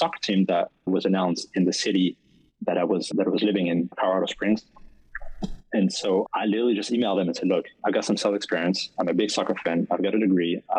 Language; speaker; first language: English; non-native, fluent; French